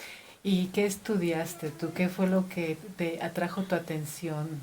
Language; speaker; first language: Spanish; native; Spanish